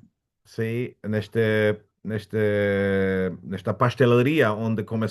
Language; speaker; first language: Portuguese; non-native, learner; German